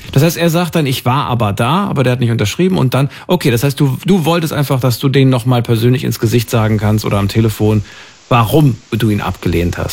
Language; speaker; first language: German; native; German